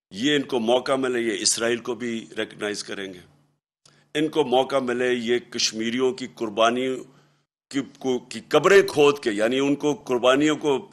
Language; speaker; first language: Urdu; native; Urdu